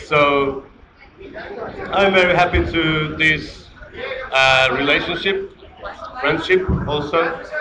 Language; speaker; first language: English; non-native, learner; Turkish